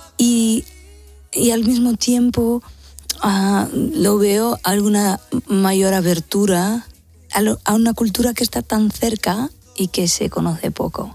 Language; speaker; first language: Spanish; non-native, fluent; Portuguese